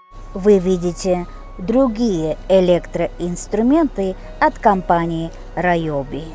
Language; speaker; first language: Russian; non-native, local second language; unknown